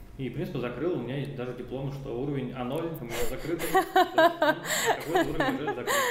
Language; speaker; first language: Russian; native; Russian